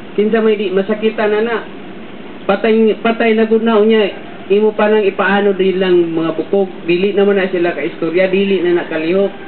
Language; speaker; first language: Cebuano; non-native, local second language; Maranao